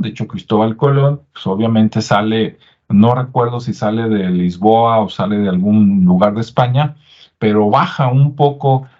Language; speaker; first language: Spanish; native; Spanish